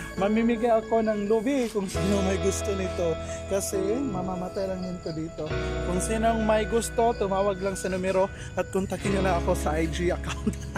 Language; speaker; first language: Filipino; non-native, local second language; Cebuano